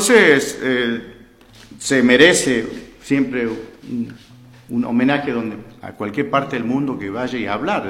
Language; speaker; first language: Spanish; native; Spanish